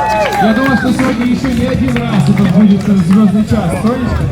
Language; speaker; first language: Russian; native; Russian